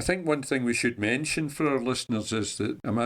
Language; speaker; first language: English; native; English